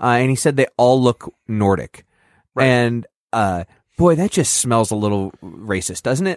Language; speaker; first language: English; native; English